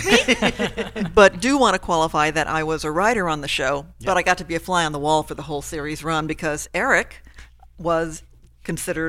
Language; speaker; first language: English; native; English